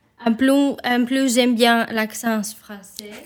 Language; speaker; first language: French; non-native, fluent; Greek